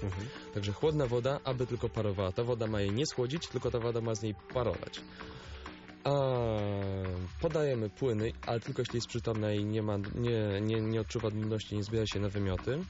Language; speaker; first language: Polish; native; Polish